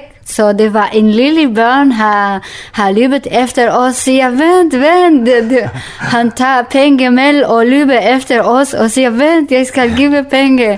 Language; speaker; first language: Danish; non-native, learner; Kurdish